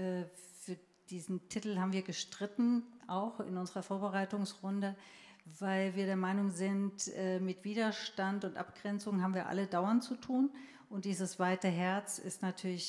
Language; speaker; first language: German; native; German